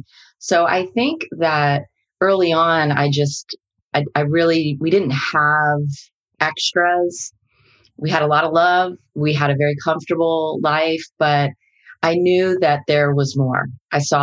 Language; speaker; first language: English; native; English